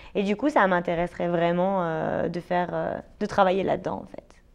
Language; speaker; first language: French; native; French